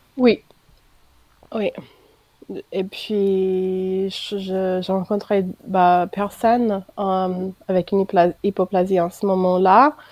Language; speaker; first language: French; non-native, fluent; English